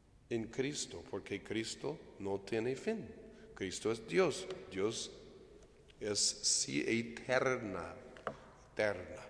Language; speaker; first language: Spanish; non-native, fluent; English